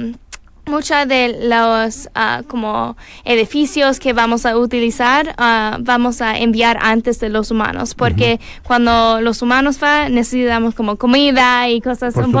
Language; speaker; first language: Spanish; non-native, learner; English